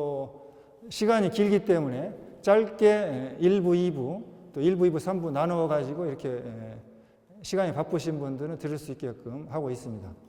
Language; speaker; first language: Korean; native; Korean